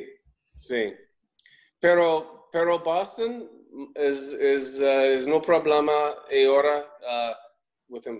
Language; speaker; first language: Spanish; non-native, learner; English